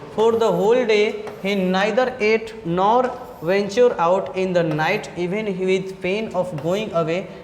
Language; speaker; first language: English; non-native, local second language; Hindi